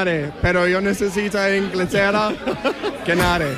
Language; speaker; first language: Spanish; non-native, learner; English